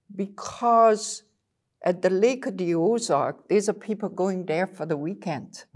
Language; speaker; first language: English; non-native, fluent; French